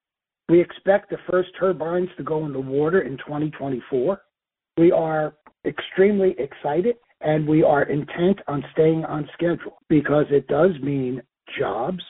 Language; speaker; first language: English; native; English